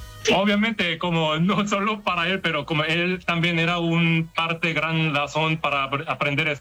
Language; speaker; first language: Spanish; non-native, fluent; Korean